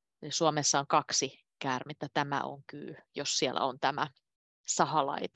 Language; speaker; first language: Finnish; native; Finnish